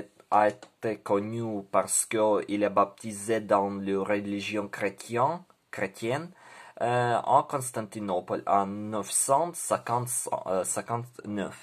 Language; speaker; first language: French; non-native, learner; Ukrainian